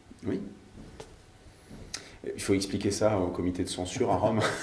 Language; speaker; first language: French; native; French